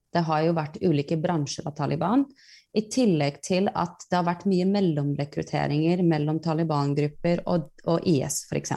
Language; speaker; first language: Norwegian; early bilingual, other home language; Persian